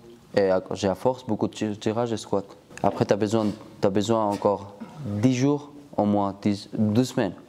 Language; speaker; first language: French; non-native, learner; Georgian